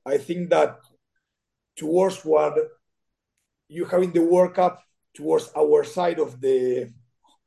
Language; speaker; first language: English; non-native, fluent; Spanish